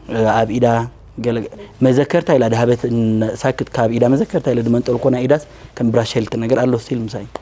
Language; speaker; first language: Tigrinya; native; Tigrinya